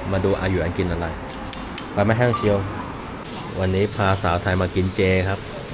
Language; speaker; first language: Thai; non-native, fluent; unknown